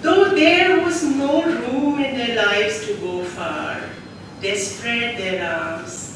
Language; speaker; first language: English; non-native, local second language; Hindi